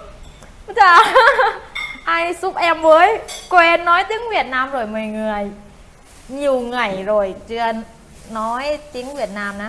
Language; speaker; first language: Vietnamese; non-native, learner; Thai